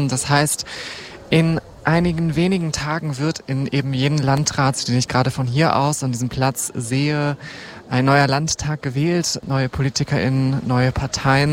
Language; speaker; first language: German; native; German